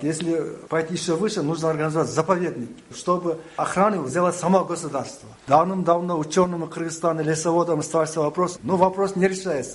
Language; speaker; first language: Russian; non-native, local second language; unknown